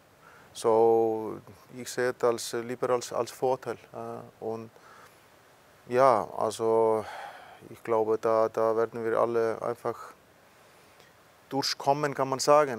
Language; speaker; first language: German; non-native, fluent; Icelandic